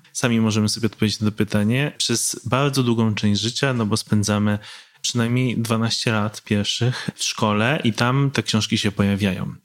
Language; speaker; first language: Polish; native; Polish